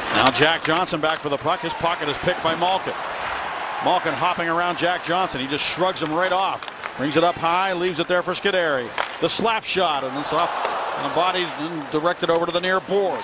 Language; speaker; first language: English; native; English